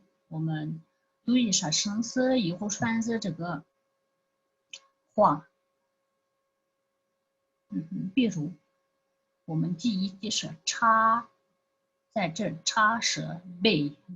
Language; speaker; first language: Chinese; non-native, fluent; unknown